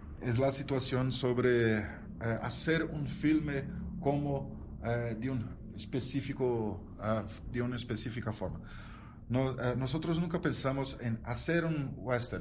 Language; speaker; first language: Spanish; non-native, learner; Portuguese